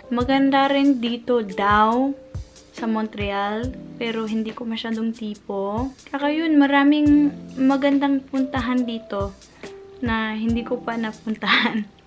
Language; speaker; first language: Filipino; non-native, fluent; English